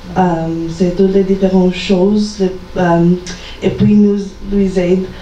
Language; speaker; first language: French; non-native, learner; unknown